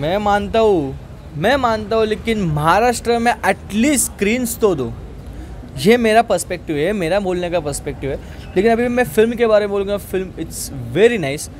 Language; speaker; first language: Hindi; non-native, local second language; Marathi